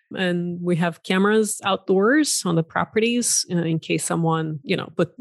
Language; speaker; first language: English; non-native, fluent; Portuguese